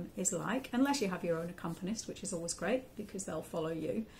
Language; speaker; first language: English; native; English